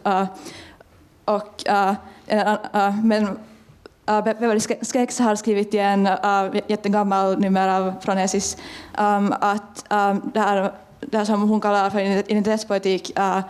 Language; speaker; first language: Swedish; non-native, fluent; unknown